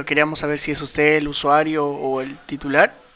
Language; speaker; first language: Spanish; native; Spanish